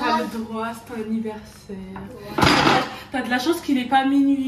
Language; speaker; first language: French; native; French